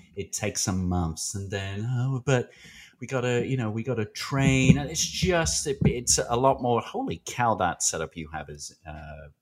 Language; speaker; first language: English; native; English